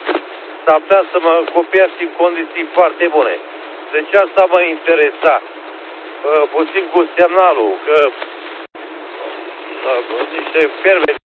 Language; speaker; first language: Romanian; native; Romanian